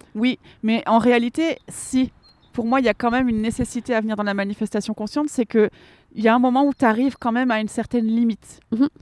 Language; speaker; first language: French; native; French